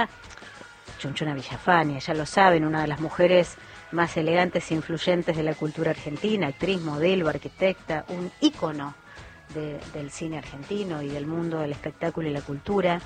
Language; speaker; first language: Spanish; native; Spanish